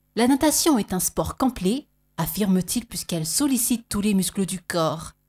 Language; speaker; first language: French; non-native, local second language; Malagasy